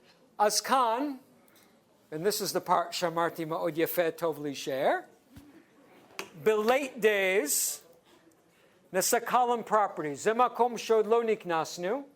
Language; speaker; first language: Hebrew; non-native, fluent; English